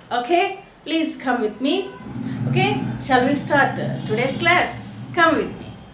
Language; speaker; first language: English; non-native, local second language; Telugu